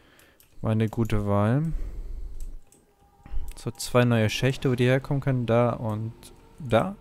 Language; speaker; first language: German; native; German